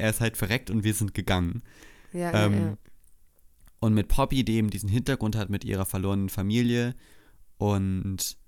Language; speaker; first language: German; native; German